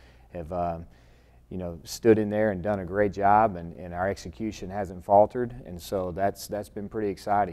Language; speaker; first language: English; native; English